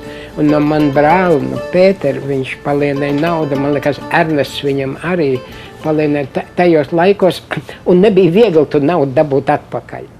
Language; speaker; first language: Latvian; early bilingual, heritage; Latvian